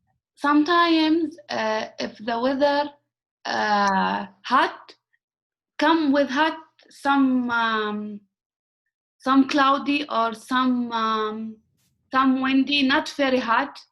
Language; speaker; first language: English; non-native, learner; Arabic